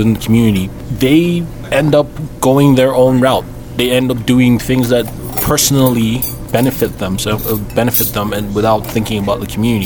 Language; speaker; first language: English; non-native, local second language; Igbo